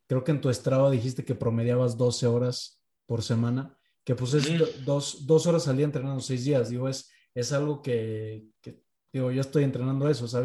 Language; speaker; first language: Spanish; native; Spanish